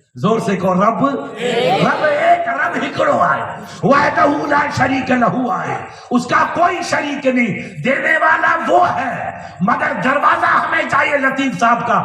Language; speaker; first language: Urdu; non-native, local second language; Sindhi